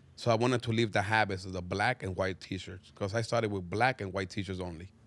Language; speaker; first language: English; non-native, fluent; Spanish